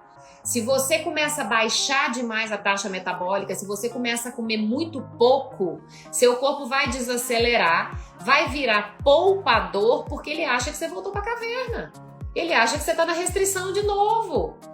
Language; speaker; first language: Portuguese; native; Portuguese